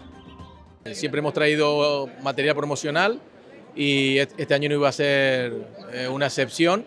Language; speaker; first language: Spanish; native; Spanish